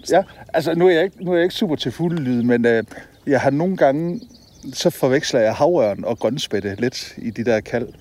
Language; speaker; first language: Danish; native; Danish